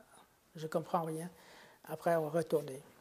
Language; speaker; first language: French; non-native, fluent; Khmer